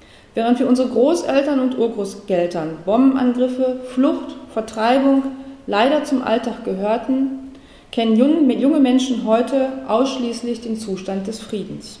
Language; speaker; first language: German; native; German